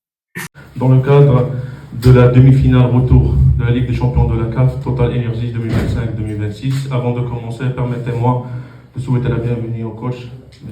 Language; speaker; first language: French; non-native, local second language; Arabic